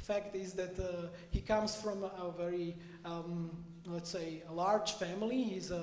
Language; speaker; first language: English; non-native, fluent; Slovak